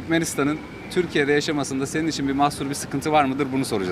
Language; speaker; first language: Turkish; native; Turkish